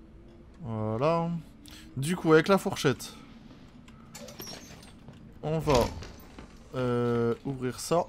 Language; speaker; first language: French; native; French